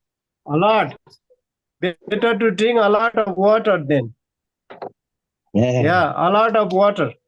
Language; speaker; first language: English; non-native, learner; Nepali